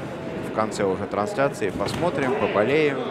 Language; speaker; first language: Russian; native; Russian